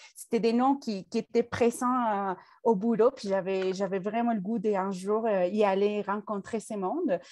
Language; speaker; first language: French; non-native, fluent; Spanish